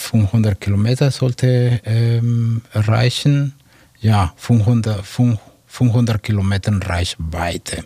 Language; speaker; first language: German; non-native, fluent; Spanish